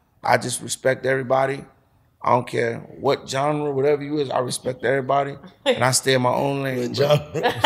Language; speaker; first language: English; native; English